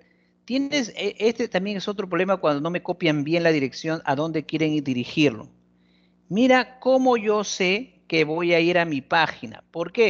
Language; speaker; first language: Spanish; native; Spanish